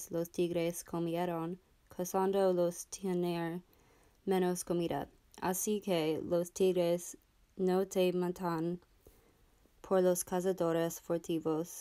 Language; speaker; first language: Spanish; non-native, learner; English